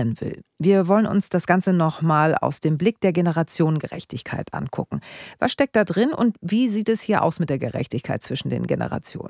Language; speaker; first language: German; native; German